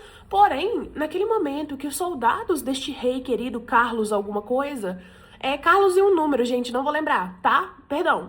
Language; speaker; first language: Portuguese; native; Portuguese